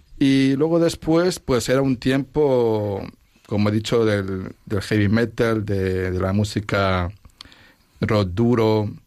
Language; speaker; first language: Spanish; native; Spanish